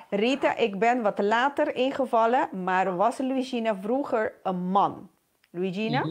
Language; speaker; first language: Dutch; non-native, local second language; Papiamento